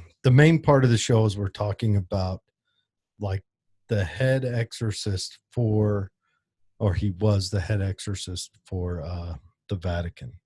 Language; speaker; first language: English; native; English